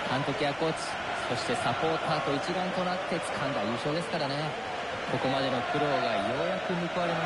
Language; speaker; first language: Japanese; native; Japanese